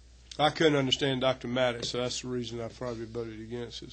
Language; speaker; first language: English; native; English